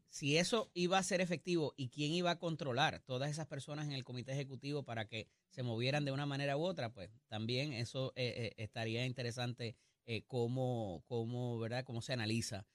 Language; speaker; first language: Spanish; native; Spanish